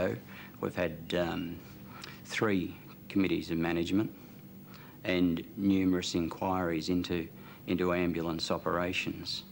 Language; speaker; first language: English; native; English